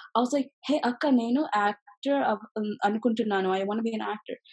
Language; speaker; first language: English; native; English